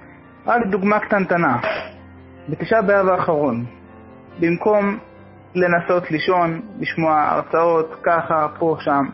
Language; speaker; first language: Hebrew; native; Hebrew